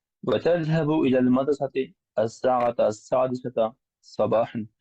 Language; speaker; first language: Arabic; non-native, learner; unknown